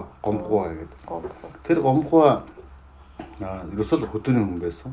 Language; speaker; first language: Mongolian; native; Mongolian